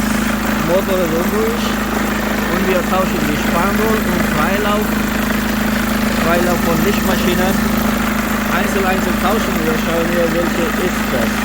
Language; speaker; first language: German; non-native, learner; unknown